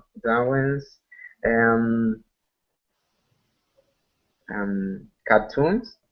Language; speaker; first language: English; non-native, learner; Spanish